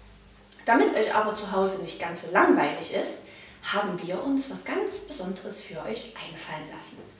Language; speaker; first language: German; native; German